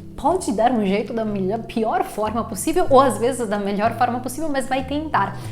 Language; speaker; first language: Portuguese; non-native, fluent; Italian